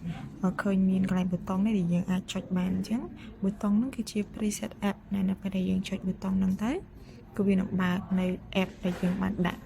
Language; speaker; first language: Khmer; native; Khmer